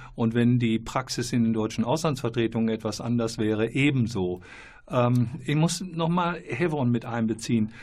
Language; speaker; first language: German; native; German